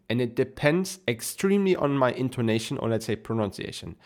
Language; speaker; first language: English; non-native, fluent; German